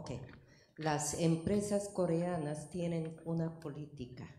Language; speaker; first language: Spanish; non-native, fluent; Korean